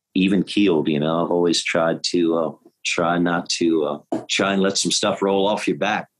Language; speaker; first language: English; native; English